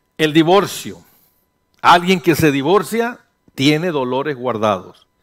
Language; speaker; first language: Spanish; early bilingual, heritage; Spanish